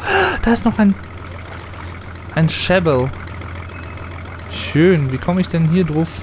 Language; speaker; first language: German; native; German